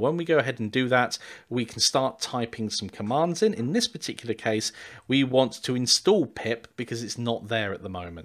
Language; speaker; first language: English; native; English